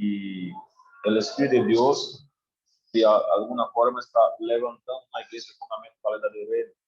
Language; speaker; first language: Spanish; non-native, learner; Portuguese